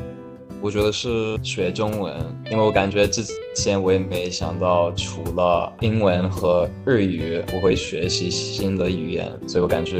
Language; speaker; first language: Chinese; non-native, fluent; English